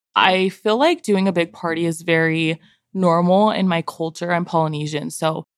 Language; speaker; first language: English; native; English